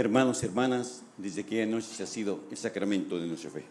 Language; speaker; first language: Spanish; native; Spanish